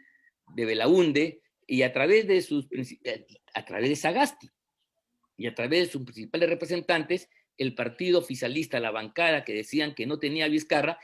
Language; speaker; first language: Spanish; native; Spanish